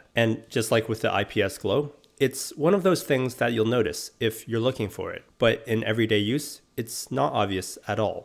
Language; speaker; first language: English; native; English